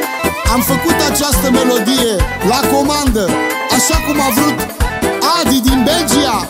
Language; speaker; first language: Romanian; native; Romanian